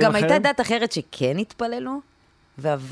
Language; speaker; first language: Hebrew; native; Hebrew